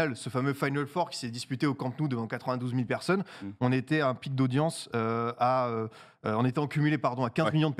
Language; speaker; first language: French; native; French